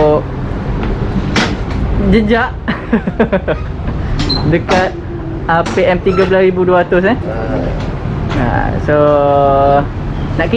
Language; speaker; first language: Malay; native; Malay